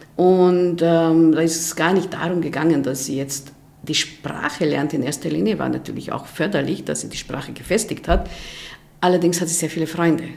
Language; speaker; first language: German; non-native, fluent; Hungarian